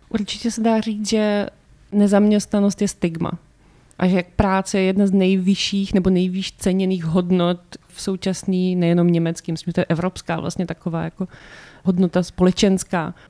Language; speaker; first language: Czech; native; Czech